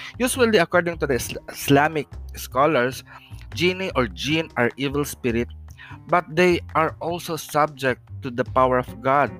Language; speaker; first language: English; non-native, local second language; Filipino